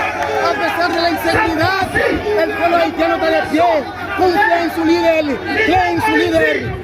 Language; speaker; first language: Spanish; non-native, fluent; Haitian Creole